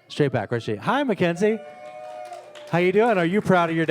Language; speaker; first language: English; native; English